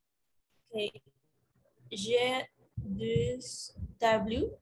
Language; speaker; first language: French; non-native, learner; Spanish